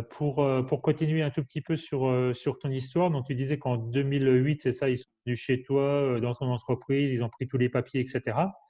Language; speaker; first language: French; native; French